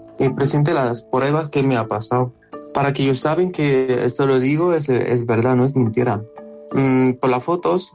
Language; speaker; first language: Spanish; non-native, learner; Arabic